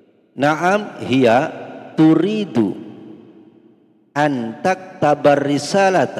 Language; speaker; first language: Arabic; non-native, fluent; Indonesian